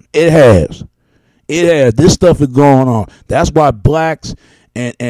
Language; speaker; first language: English; native; English